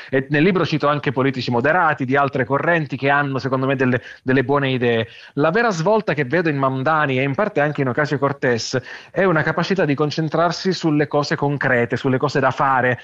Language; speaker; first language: Italian; native; Italian